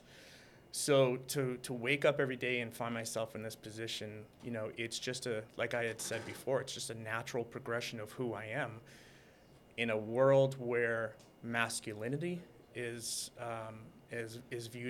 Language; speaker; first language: English; native; English